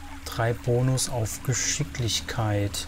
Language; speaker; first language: German; native; German